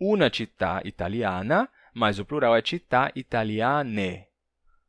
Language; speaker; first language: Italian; non-native, fluent; Portuguese